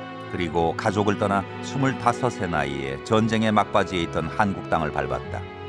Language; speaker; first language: Korean; native; Korean